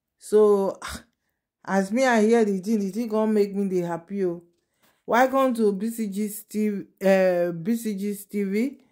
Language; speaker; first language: Nigerian Pidgin; non-native, local second language; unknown